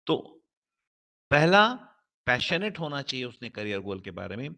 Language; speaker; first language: Hindi; non-native, local second language; Marathi